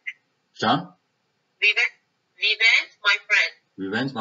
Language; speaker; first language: English; non-native, learner; Persian